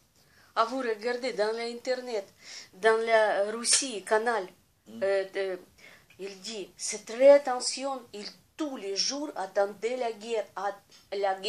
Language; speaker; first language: French; non-native, learner; Russian